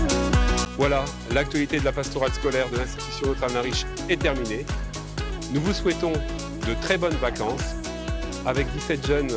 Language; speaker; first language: French; native; French